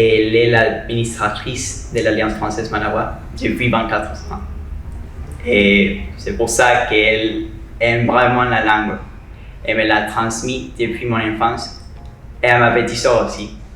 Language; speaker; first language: French; non-native, fluent; Spanish